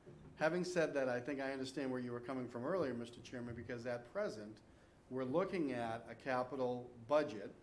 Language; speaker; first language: English; native; English